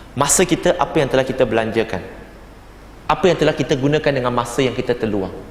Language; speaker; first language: Malay; non-native, local second language; Chinese